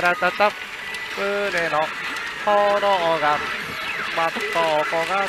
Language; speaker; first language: Japanese; native; Japanese